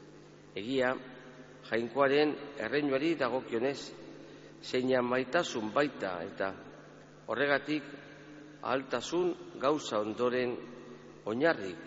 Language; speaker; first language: Basque; native; Basque